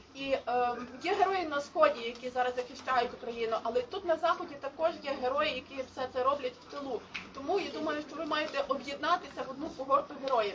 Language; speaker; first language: Ukrainian; native; Ukrainian